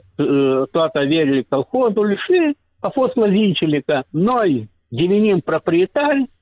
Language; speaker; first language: Romanian; non-native, local second language; Russian